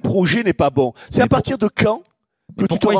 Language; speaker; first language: French; native; French